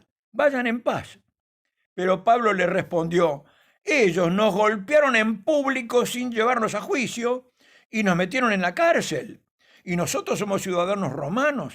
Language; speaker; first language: Spanish; native; Spanish